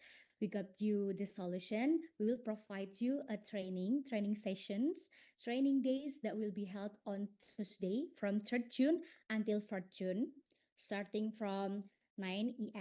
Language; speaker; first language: English; non-native, fluent; Indonesian